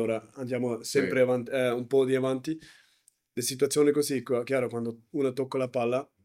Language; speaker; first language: Italian; non-native, learner; German